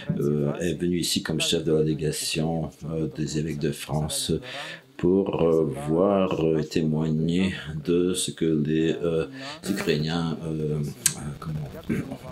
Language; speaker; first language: French; non-native, fluent; Ukrainian